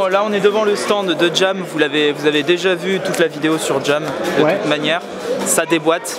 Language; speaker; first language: French; native; French